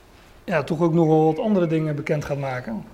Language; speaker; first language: Dutch; native; Dutch